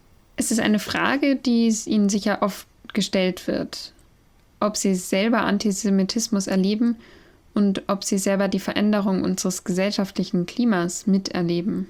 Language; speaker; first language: German; native; German